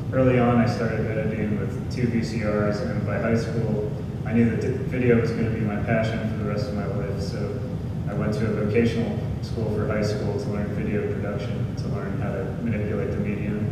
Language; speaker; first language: English; native; English